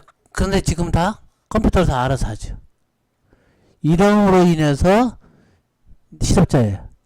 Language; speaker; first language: Korean; native; Korean